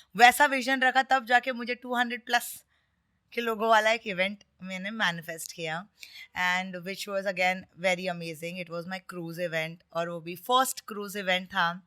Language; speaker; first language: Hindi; non-native, local second language; Marathi